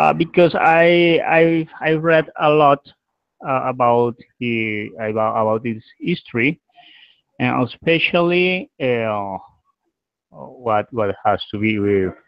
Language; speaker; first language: English; non-native, learner; Spanish